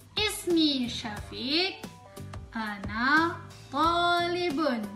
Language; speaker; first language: Arabic; non-native, learner; Indonesian